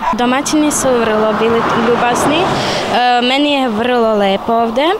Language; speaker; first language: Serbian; non-native, local second language; Slovak